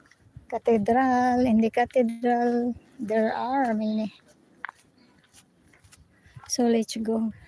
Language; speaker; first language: English; non-native, local second language; Filipino